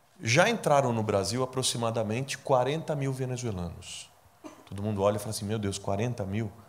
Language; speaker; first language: Portuguese; native; Portuguese